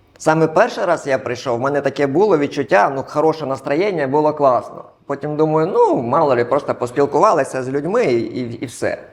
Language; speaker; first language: Ukrainian; non-native, local second language; Russian